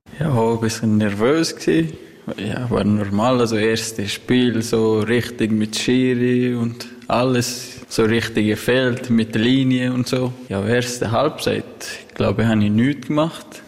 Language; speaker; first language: German; non-native, learner; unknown